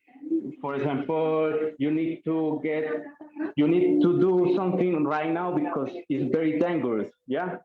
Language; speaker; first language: English; non-native, learner; Spanish